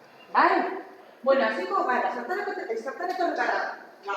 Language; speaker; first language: Basque; non-native, local second language; Spanish